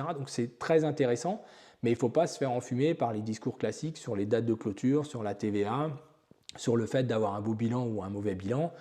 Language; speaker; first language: French; native; French